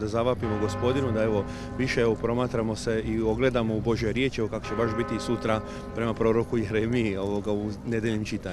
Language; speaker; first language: Croatian; native; Croatian